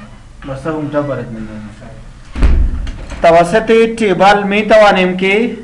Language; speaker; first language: Persian; non-native, local second language; Pashto